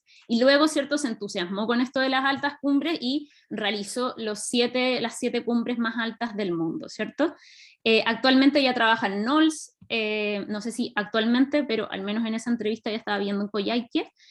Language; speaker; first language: Spanish; native; Spanish